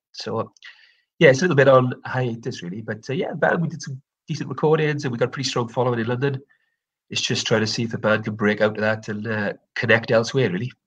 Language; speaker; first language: English; native; English